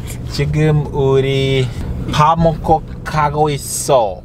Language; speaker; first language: Korean; non-native, learner; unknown